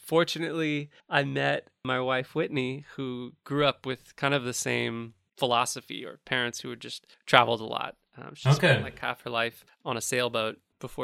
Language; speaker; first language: English; native; English